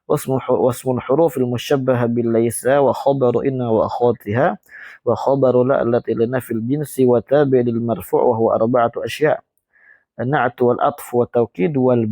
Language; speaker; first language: Arabic; non-native, fluent; Indonesian